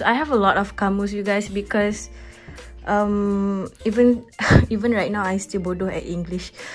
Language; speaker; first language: English; non-native, local second language; Malay